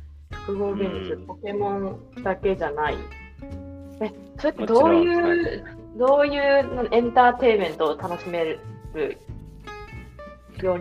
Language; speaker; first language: Japanese; native; Japanese